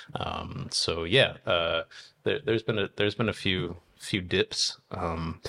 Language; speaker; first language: English; native; English